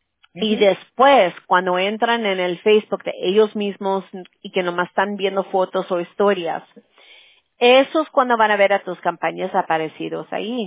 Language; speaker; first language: Spanish; early bilingual, heritage; Spanish